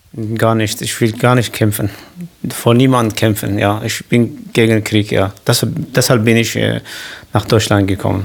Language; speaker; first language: German; non-native, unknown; Kurdish